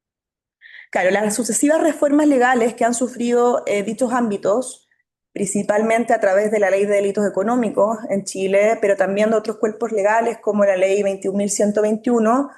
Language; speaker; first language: Spanish; native; Spanish